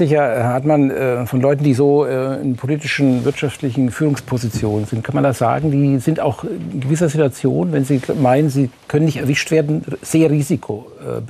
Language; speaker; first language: German; native; German